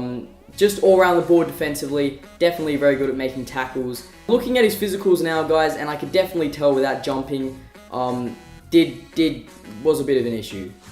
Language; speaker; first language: English; native; English